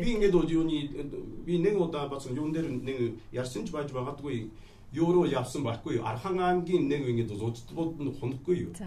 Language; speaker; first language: Mongolian; non-native, fluent; Japanese